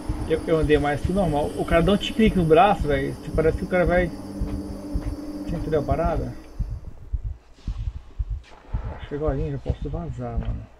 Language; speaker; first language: Portuguese; native; Portuguese